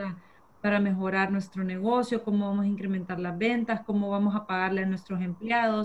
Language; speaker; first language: Spanish; early bilingual, heritage; Spanish